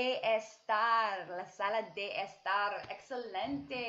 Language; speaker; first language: Spanish; non-native, learner; English